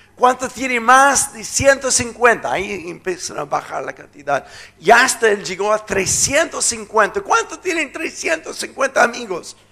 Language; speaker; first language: Spanish; non-native, fluent; English